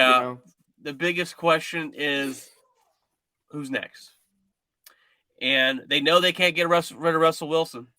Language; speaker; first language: English; native; English